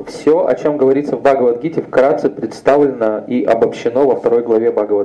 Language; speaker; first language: Russian; native; Russian